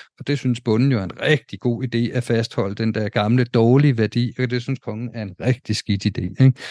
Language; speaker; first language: Danish; native; Danish